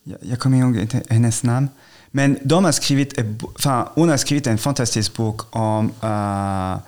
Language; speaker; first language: Swedish; non-native, fluent; French